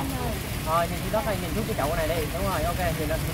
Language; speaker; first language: Vietnamese; native; Vietnamese